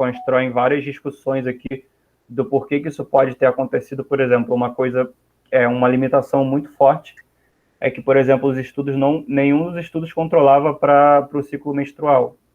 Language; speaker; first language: Portuguese; native; Portuguese